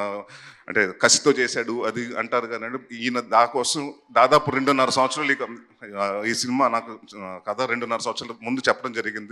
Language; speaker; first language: Telugu; native; Telugu